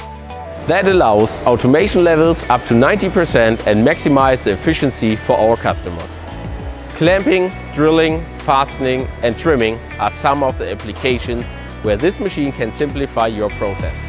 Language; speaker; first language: English; non-native, fluent; German